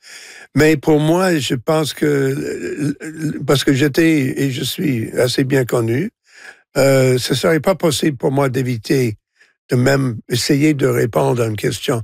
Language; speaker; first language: French; non-native, local second language; English